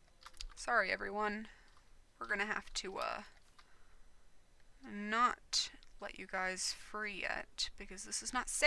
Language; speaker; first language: English; native; English